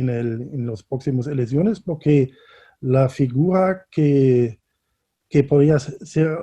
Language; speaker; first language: Spanish; non-native, fluent; German